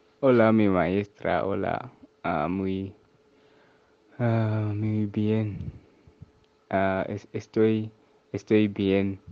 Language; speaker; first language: Spanish; non-native, learner; English